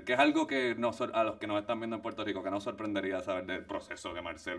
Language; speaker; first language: Spanish; native; Spanish